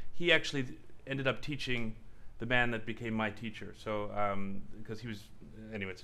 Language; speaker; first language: English; native; English